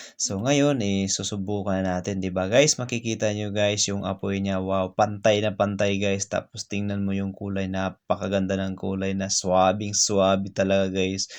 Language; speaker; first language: Filipino; non-native, local second language; Cebuano